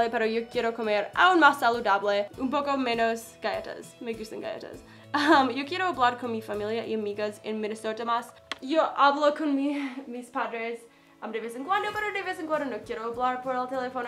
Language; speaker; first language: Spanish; non-native, fluent; English